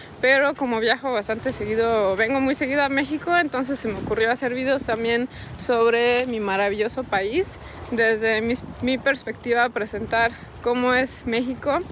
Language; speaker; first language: Spanish; early bilingual, heritage; Spanish